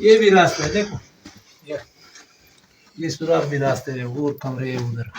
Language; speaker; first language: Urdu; non-native, local second language; Pashto